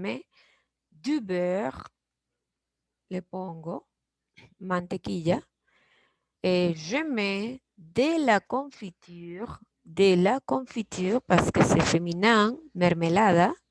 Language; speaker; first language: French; non-native, fluent; Spanish